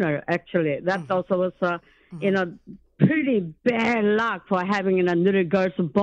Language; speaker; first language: English; non-native, learner; Korean